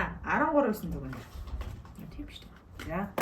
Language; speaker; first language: Mongolian; native; Mongolian